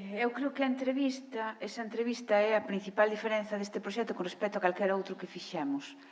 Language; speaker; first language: Galician; native; Galician